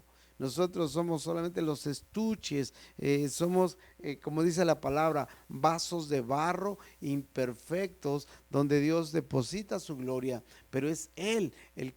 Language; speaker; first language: Spanish; native; Spanish